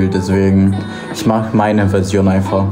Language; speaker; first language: German; non-native, fluent; Polish